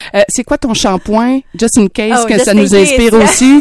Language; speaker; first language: French; native; French